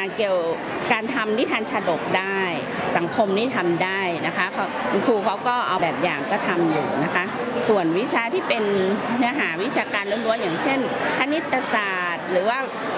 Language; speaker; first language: Thai; native; Thai